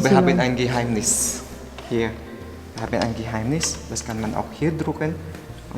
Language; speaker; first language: German; non-native, learner; Filipino